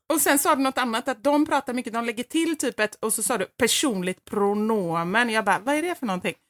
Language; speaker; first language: Swedish; native; Swedish